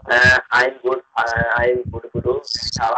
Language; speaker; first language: English; non-native, learner; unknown